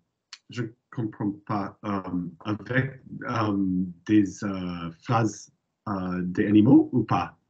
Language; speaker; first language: French; non-native, learner; English